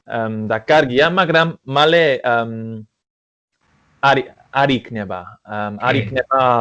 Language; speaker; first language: Georgian; non-native, learner; English